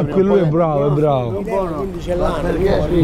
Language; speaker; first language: Italian; native; Italian